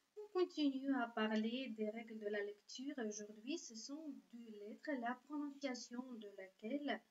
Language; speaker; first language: French; non-native, fluent; Russian